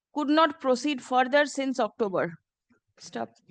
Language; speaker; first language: English; non-native, local second language; Bangla